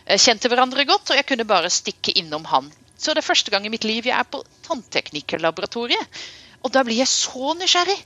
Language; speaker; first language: Norwegian; non-native, fluent; Dutch